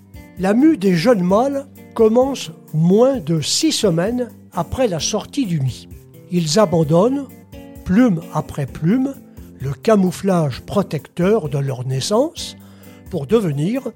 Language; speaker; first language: French; native; French